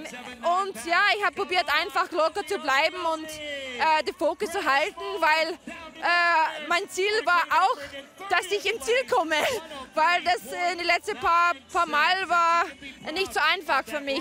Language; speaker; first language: German; non-native, fluent; English